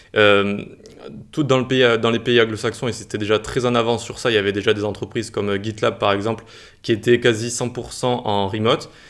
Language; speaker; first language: French; native; French